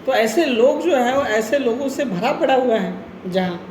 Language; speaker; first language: Hindi; non-native, local second language; Marathi